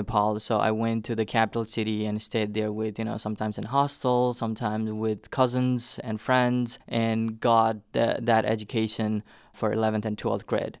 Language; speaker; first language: English; non-native, local second language; Nepali